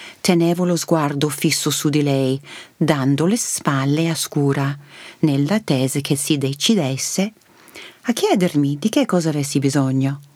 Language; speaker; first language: Italian; early bilingual, heritage; Italian